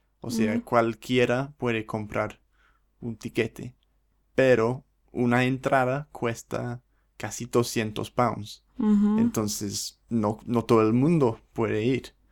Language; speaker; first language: Spanish; non-native, fluent; English